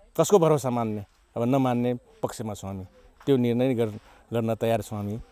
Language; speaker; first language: Nepali; non-native, local second language; Rana Tharu